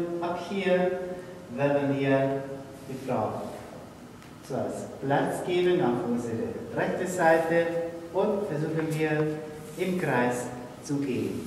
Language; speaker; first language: German; non-native, fluent; Spanish